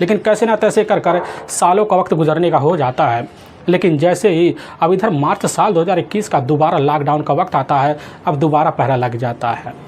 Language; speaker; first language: Hindi; native; Hindi